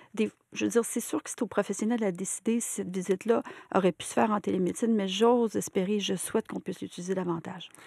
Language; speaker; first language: French; native; French